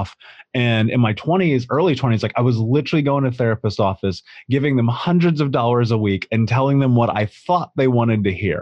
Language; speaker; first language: English; native; English